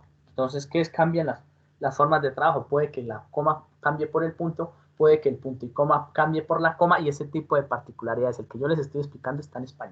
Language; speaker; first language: Spanish; native; Spanish